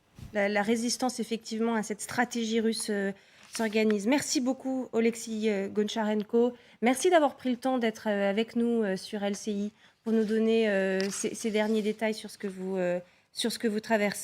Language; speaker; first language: French; native; French